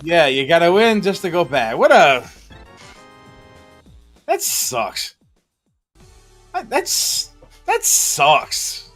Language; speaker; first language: English; native; English